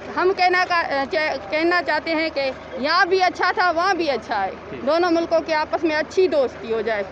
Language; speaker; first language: Urdu; non-native, local second language; Sindhi